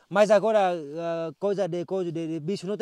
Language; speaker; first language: Portuguese; non-native, learner; Vietnamese